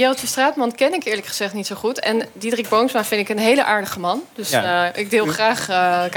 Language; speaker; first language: Dutch; native; Dutch